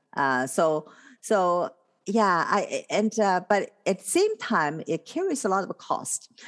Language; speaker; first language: English; non-native, fluent; Chinese